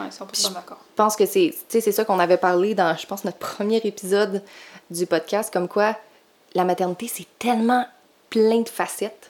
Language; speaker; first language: French; native; French